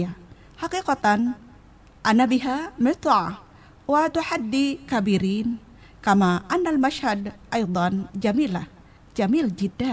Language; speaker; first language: Arabic; non-native, fluent; Indonesian